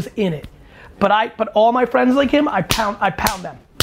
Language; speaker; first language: English; native; English